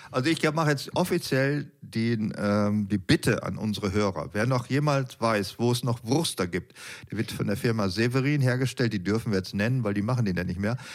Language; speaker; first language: German; native; German